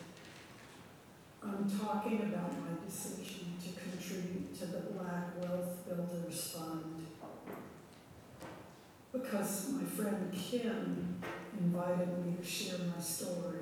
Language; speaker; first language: English; native; English